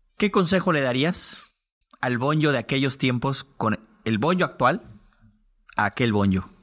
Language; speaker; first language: Spanish; native; Spanish